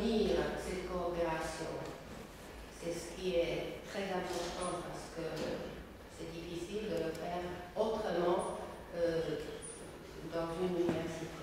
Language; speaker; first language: French; non-native, fluent; Slovak